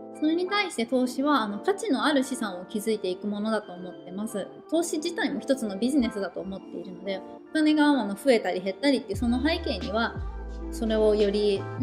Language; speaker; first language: Japanese; native; Japanese